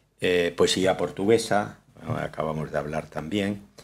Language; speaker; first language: Spanish; native; Spanish